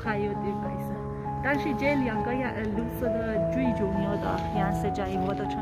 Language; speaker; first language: Chinese; non-native, learner; Persian